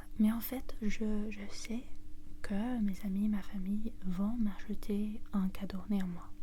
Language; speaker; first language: French; non-native, learner; English